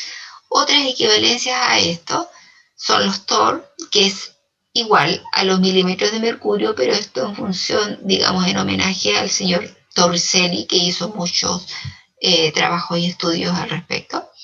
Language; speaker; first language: Spanish; native; Spanish